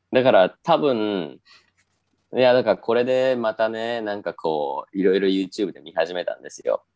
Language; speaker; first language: Japanese; native; Japanese